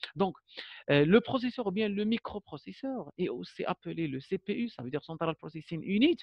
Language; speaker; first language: French; non-native, local second language; Arabic